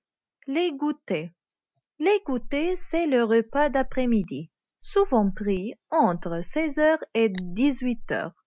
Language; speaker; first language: French; non-native, fluent; Arabic